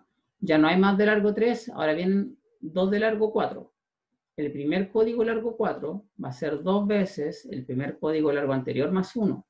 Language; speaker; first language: Spanish; native; Spanish